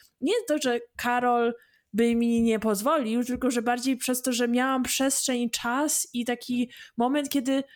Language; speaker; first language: Polish; early bilingual, heritage; English